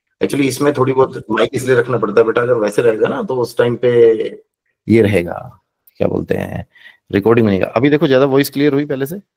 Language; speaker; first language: Hindi; native; Hindi